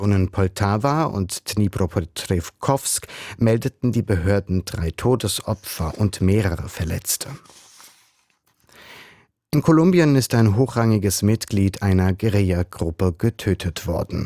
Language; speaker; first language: German; native; German